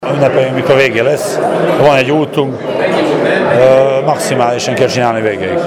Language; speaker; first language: Hungarian; non-native, fluent; Serbian